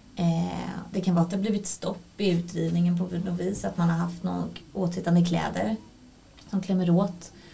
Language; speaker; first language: Swedish; native; Swedish